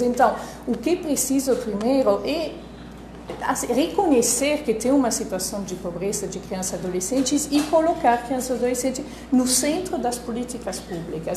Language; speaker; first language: Portuguese; non-native, fluent; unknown